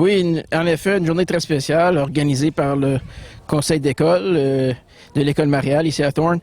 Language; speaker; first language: French; native; French